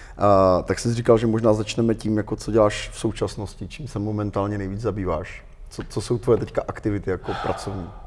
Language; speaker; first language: Czech; native; Czech